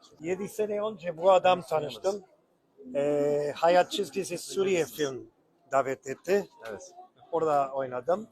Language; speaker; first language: Turkish; non-native, learner; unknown